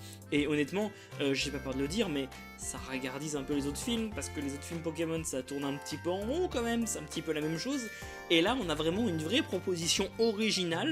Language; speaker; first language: French; native; French